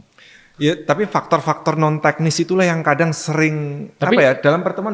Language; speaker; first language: Indonesian; native; Indonesian